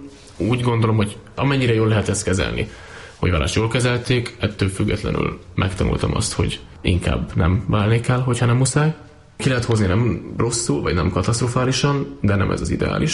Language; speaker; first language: Hungarian; native; Hungarian